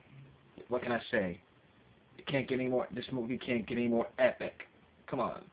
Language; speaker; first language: English; native; English